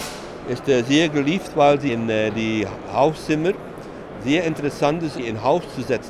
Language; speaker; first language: German; non-native, fluent; Dutch